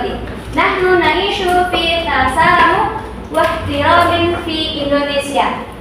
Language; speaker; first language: Arabic; non-native, learner; Indonesian